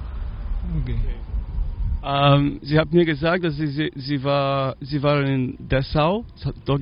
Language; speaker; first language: German; non-native, learner; English